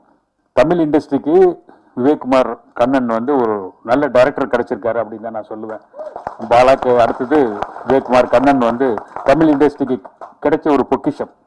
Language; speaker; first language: Tamil; non-native, fluent; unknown